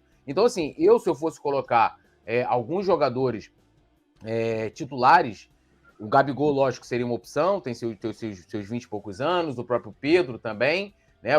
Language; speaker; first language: Portuguese; native; Portuguese